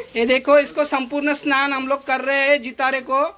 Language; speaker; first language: Hindi; non-native, local second language; Marathi